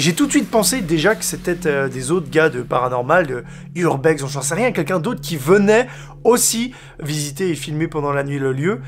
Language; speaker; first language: French; native; French